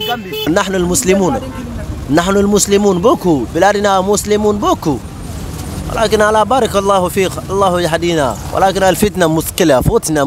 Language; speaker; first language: Arabic; non-native, learner; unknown